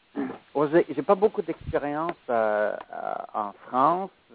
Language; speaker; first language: French; non-native, fluent; English